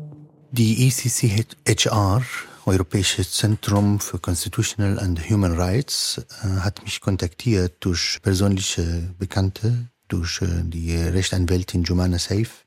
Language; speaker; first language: German; non-native, fluent; Arabic